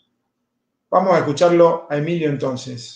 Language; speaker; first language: Spanish; native; Spanish